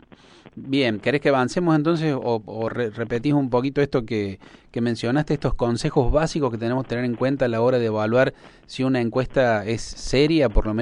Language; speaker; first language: Spanish; native; Spanish